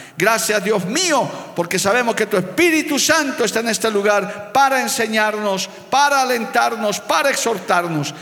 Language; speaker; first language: Spanish; native; Spanish